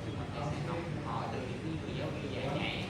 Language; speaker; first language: Vietnamese; native; Vietnamese